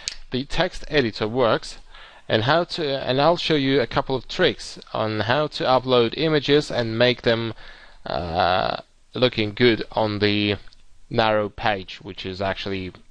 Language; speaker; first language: English; non-native, fluent; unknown